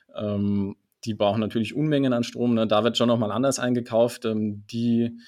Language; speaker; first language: German; native; German